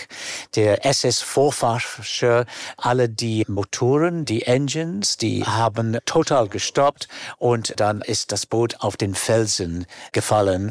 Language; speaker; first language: German; non-native, fluent; English